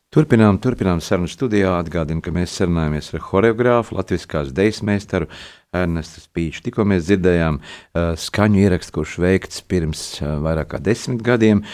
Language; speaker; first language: Latvian; native; Latvian